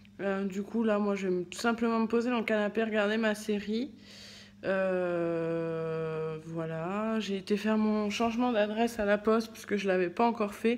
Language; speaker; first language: French; native; French